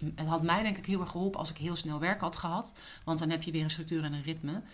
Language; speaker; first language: Dutch; native; Dutch